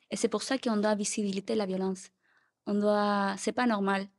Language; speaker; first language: French; non-native, learner; Spanish